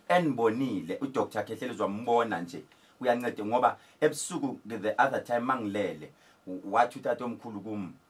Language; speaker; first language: Zulu; native; Zulu